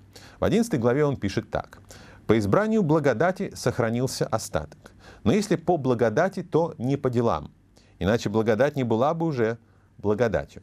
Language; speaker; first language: Russian; native; Russian